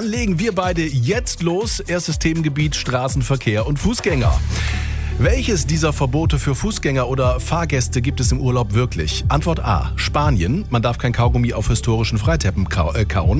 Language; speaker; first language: German; native; German